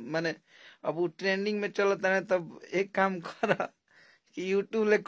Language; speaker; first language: Hindi; native; Hindi